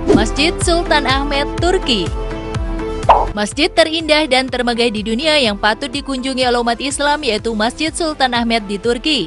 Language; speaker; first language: Indonesian; native; Indonesian